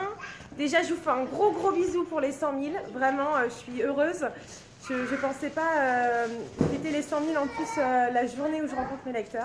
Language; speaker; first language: French; native; French